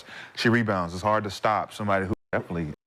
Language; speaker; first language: English; native; English